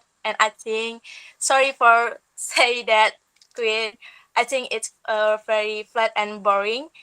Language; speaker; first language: English; non-native, learner; Indonesian